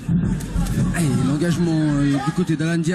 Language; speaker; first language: French; native; French